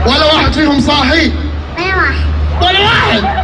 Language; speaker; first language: Arabic; native; Arabic